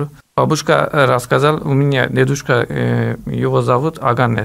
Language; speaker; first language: Russian; non-native, learner; Turkish